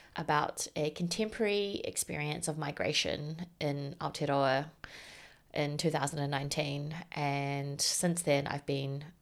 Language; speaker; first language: English; native; English